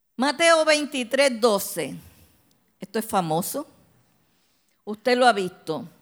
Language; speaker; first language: Spanish; native; Spanish